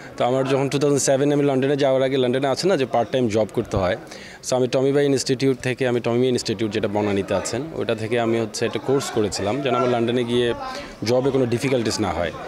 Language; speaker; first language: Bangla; native; Bangla